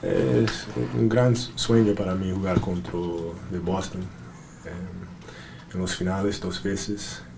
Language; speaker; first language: Spanish; non-native, learner; English